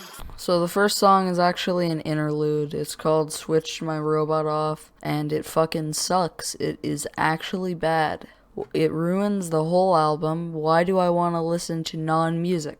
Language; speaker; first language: English; native; English